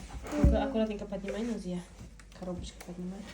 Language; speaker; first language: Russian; non-native, local second language; Tajik